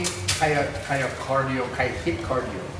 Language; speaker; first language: Indonesian; non-native, fluent; English